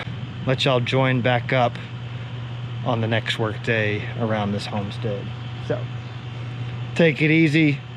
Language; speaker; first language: English; native; English